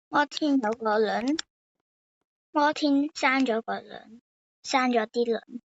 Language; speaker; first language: Chinese; early bilingual, heritage; Cantonese